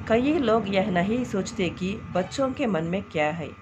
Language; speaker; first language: Hindi; non-native, local second language; Telugu